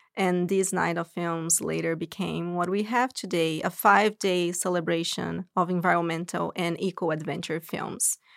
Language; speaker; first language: English; non-native, fluent; Portuguese